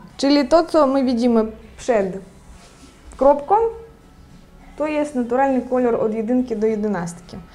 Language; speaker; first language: Polish; non-native, fluent; Ukrainian